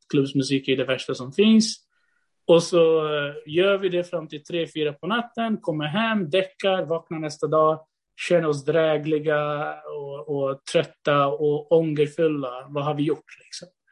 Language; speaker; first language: Swedish; non-native, fluent; Portuguese